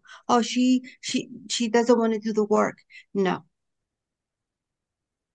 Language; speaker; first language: English; non-native, fluent; Portuguese